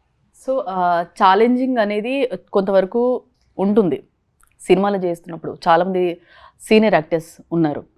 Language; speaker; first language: Telugu; native; Telugu